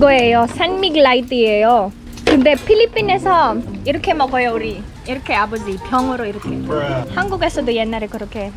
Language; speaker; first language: Korean; non-native, local second language; Filipino